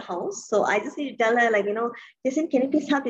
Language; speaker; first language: English; non-native, local second language; Tamil